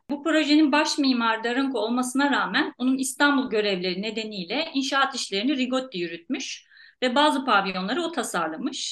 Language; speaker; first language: Turkish; native; Turkish